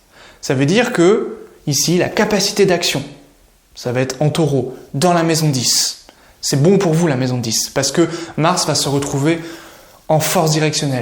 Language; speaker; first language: French; native; French